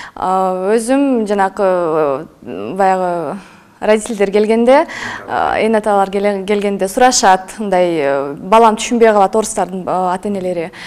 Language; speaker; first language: Kyrgyz; non-native, local second language; Russian